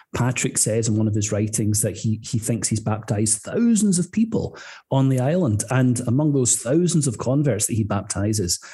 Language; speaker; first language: English; native; English